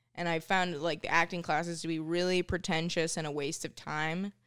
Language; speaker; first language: English; native; English